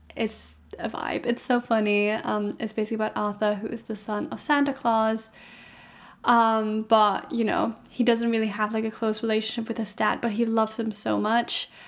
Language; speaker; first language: English; non-native, fluent; German